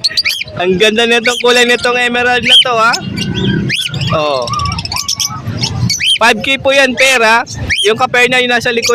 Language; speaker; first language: Filipino; native; Filipino